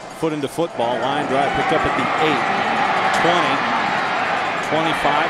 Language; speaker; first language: English; native; English